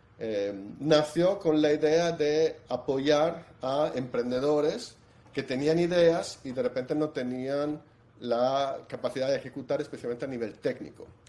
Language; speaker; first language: Spanish; non-native, fluent; Italian